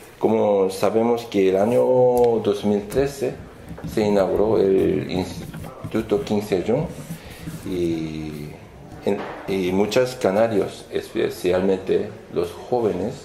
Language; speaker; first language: Spanish; non-native, fluent; Korean